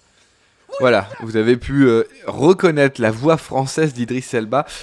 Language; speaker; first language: French; native; French